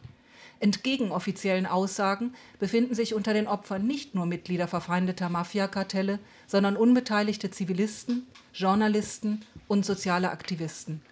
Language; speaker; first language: German; native; German